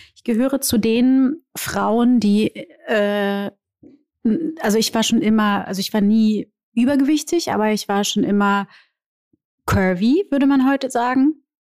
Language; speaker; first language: German; early bilingual, other home language; Portuguese